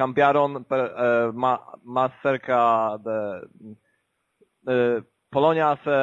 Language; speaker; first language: Spanish; non-native, learner; Polish